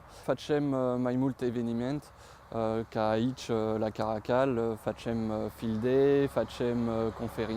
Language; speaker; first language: Romanian; non-native, fluent; French